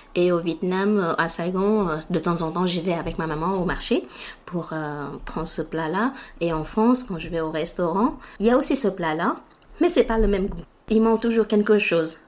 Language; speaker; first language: French; non-native, fluent; Vietnamese